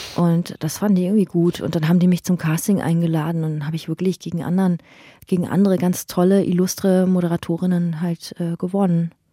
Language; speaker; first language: German; early bilingual, other home language; Persian